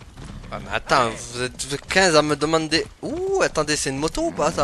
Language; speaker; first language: French; native; French